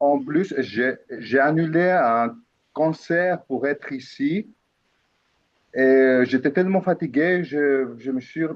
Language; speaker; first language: French; non-native, fluent; Greek